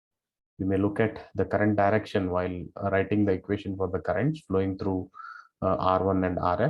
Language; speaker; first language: English; non-native, local second language; Kannada